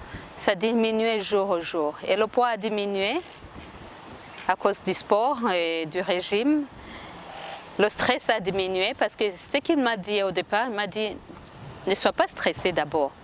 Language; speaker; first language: French; non-native, local second language; Kinyarwanda